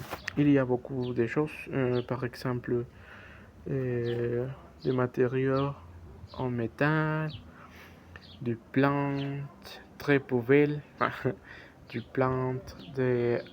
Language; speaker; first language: French; non-native, learner; Spanish